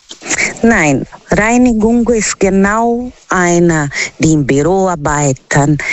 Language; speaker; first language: German; non-native, learner; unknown